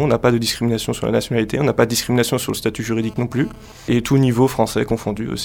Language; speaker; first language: French; native; French